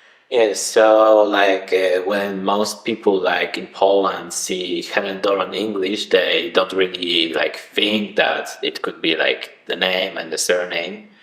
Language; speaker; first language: English; non-native, fluent; Polish